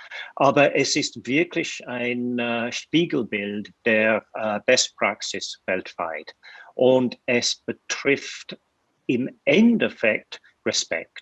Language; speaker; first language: German; non-native, fluent; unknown